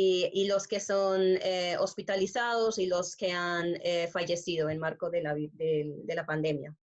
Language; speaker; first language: Spanish; non-native, fluent; English